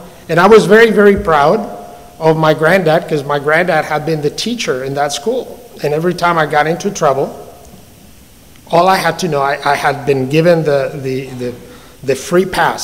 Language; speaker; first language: English; non-native, fluent; Spanish